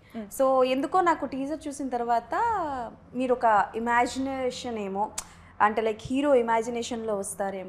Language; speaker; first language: Telugu; native; Telugu